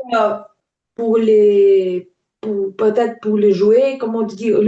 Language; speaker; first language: French; non-native, learner; Ukrainian